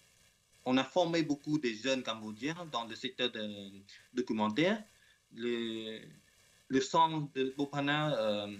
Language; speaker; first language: French; non-native, learner; Khmer